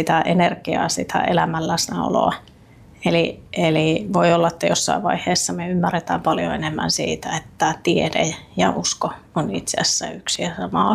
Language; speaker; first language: Finnish; native; Finnish